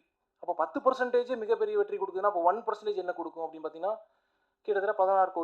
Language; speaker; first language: Tamil; native; Tamil